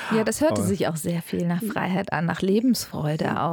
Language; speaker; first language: German; native; German